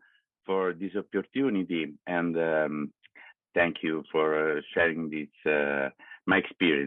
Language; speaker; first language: English; non-native, learner; Italian